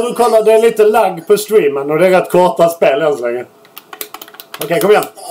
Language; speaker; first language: Swedish; native; Swedish